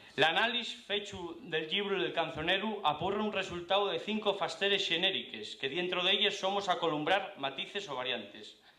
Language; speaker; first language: Asturian; native; Asturian